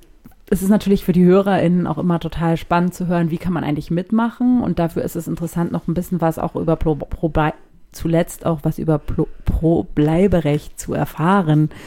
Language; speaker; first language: German; native; German